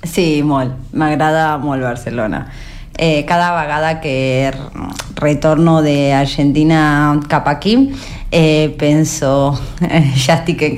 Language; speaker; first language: Catalan; non-native, learner; Spanish